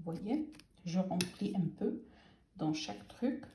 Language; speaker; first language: French; non-native, local second language; Arabic